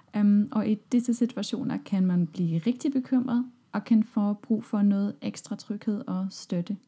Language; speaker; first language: Danish; non-native, fluent; German